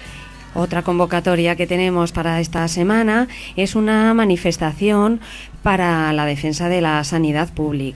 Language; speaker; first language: Spanish; native; Spanish